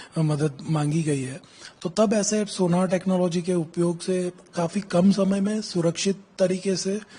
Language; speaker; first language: Hindi; non-native, local second language; Gujarati